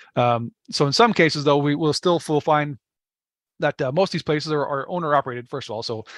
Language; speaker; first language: English; native; English